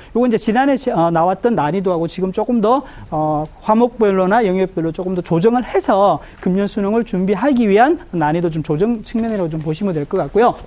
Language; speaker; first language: Korean; native; Korean